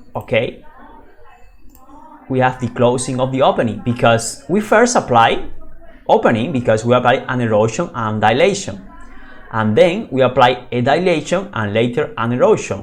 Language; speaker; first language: English; non-native, fluent; Spanish